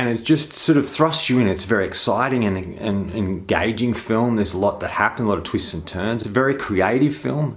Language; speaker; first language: English; native; English